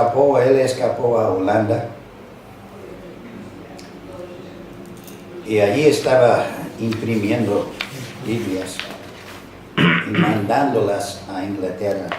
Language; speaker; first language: Spanish; non-native, fluent; English